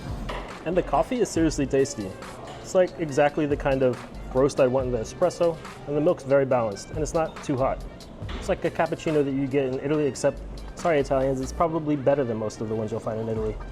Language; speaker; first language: English; native; English